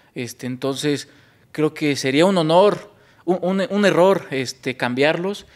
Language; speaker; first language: Spanish; native; Spanish